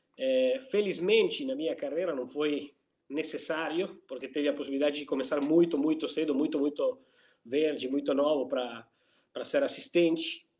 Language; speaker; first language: Portuguese; non-native, fluent; Italian